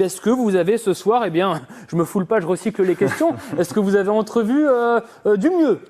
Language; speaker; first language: French; native; French